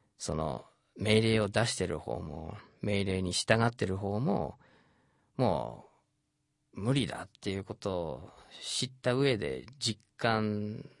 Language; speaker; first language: Japanese; non-native, fluent; English